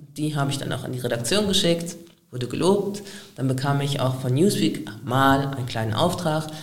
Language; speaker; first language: German; native; German